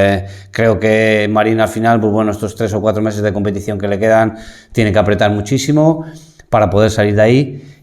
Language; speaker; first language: Spanish; native; Spanish